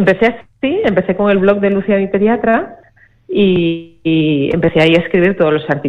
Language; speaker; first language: Spanish; native; Spanish